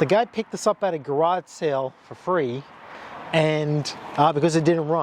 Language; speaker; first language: English; native; English